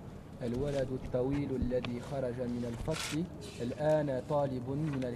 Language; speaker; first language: Arabic; non-native, learner; French